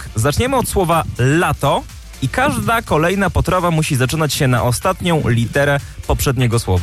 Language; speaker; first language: Polish; native; Polish